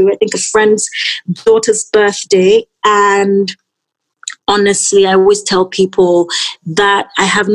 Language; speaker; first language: English; non-native, local second language; Yoruba